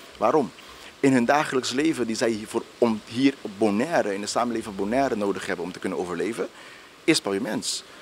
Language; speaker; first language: Dutch; non-native, local second language; Papiamento